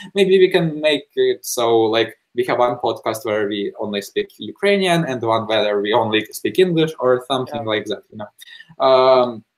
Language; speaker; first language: English; non-native, fluent; Ukrainian